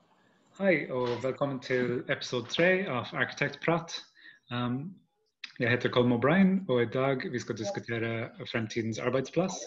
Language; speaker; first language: Norwegian; non-native, fluent; English